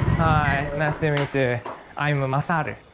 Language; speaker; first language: English; non-native, learner; Japanese